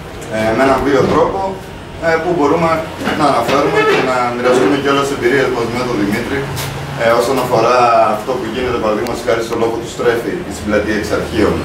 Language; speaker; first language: Greek; native; Greek